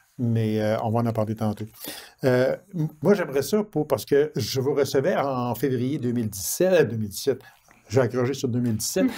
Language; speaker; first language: French; native; French